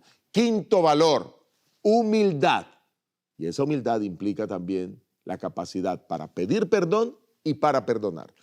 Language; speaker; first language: Spanish; native; Spanish